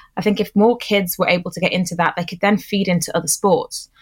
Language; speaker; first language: English; native; English